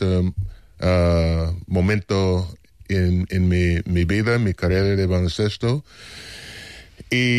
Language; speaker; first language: Spanish; non-native, fluent; English